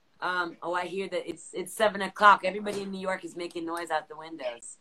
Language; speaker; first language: English; native; English